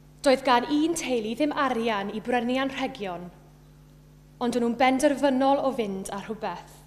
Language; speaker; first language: Welsh; native; Welsh